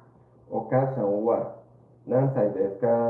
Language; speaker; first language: Japanese; non-native, learner; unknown